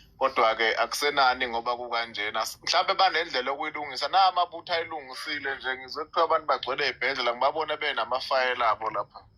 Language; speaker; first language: Zulu; native; Zulu